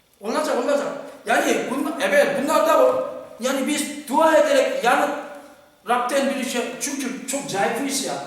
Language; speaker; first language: Turkish; non-native, fluent; Korean